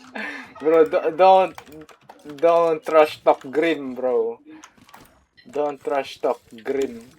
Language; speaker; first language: English; non-native, local second language; Filipino